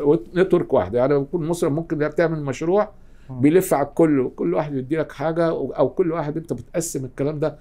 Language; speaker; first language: Arabic; native; Arabic